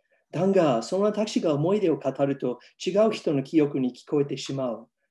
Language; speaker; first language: Japanese; non-native, fluent; English